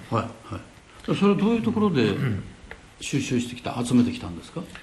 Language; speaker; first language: Japanese; native; Japanese